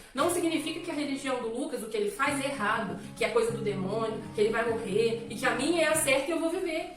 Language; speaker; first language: Portuguese; native; Portuguese